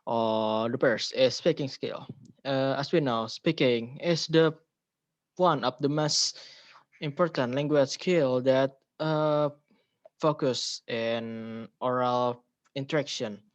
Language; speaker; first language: English; non-native, learner; Indonesian